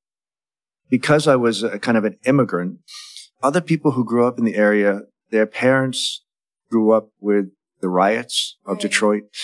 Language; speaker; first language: English; native; English